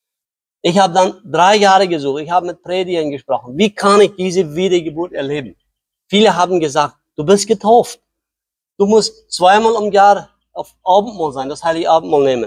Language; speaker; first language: German; early bilingual, heritage; Low German